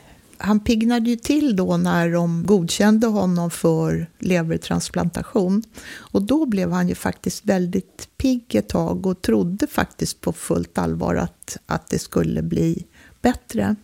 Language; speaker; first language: Swedish; native; Swedish